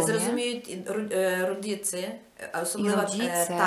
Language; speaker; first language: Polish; non-native, learner; Ukrainian